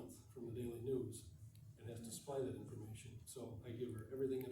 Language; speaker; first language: English; native; English